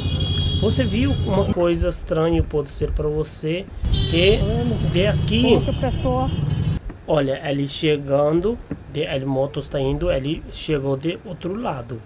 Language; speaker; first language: Portuguese; non-native, learner; Hindi